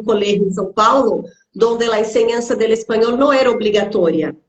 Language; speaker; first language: Spanish; non-native, fluent; Portuguese